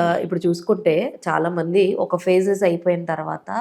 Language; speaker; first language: Telugu; native; Telugu